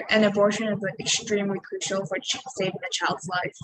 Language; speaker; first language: English; native; English